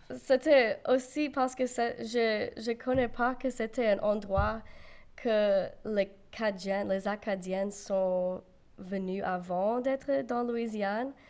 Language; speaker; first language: French; non-native, local second language; English